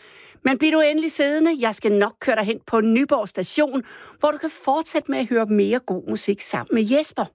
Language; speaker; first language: Danish; native; Danish